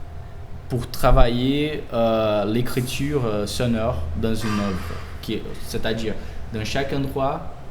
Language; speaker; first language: French; non-native, fluent; Portuguese